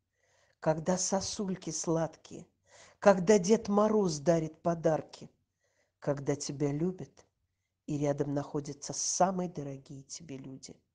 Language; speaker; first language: Russian; native; Russian